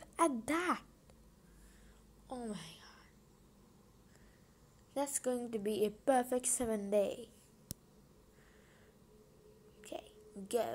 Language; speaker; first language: English; non-native, fluent; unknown